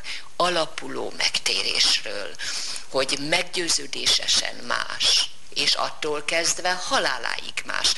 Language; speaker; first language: Hungarian; native; Hungarian